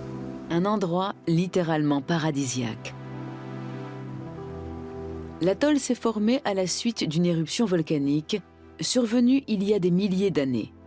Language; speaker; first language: French; native; French